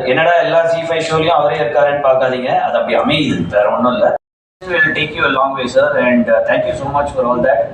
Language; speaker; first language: Tamil; native; Tamil